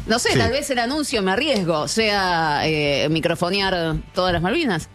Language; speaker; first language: Spanish; native; Spanish